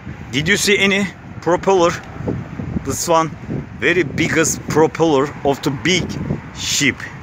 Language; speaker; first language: English; non-native, learner; Turkish